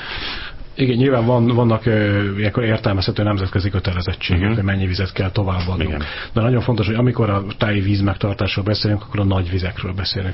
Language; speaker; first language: Hungarian; native; Hungarian